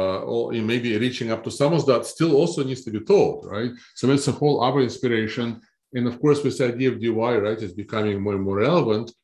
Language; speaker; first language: English; non-native, fluent; Russian